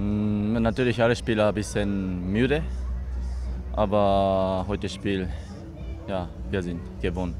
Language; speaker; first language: German; non-native, learner; Japanese